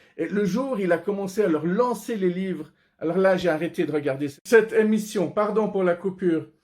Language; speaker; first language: French; non-native, fluent; Persian